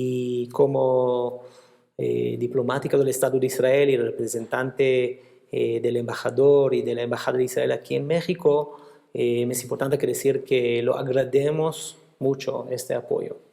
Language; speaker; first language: Spanish; non-native, fluent; Hebrew